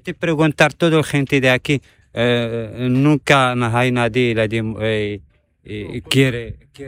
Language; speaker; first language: Spanish; non-native, learner; Arabic